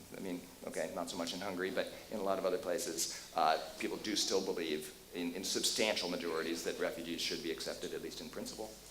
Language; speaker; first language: English; native; English